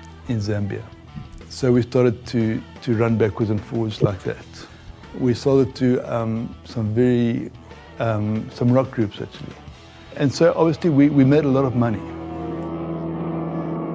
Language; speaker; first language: English; native; English